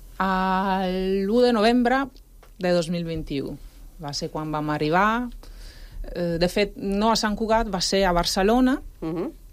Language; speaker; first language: Catalan; non-native, fluent; Italian